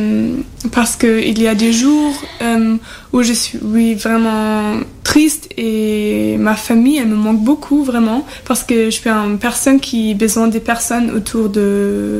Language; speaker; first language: French; non-native, fluent; German